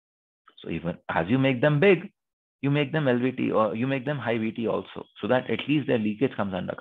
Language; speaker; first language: English; non-native, local second language; Hindi